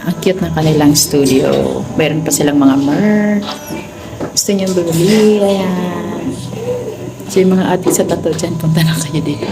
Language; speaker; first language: Filipino; native; Filipino